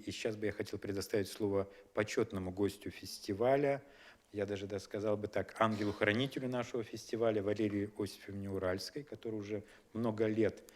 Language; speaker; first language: Russian; native; Russian